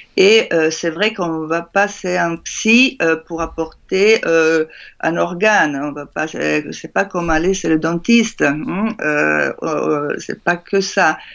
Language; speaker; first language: French; non-native, fluent; Italian